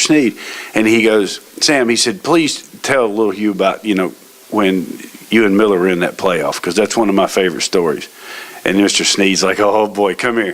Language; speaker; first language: English; native; English